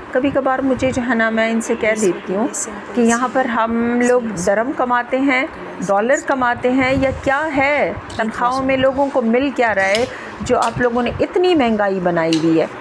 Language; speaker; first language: Urdu; non-native, local second language; Pashto